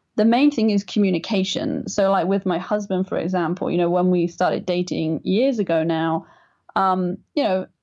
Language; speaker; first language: English; native; English